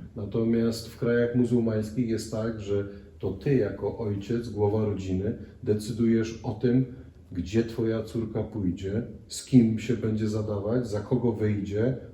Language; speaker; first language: Polish; native; Polish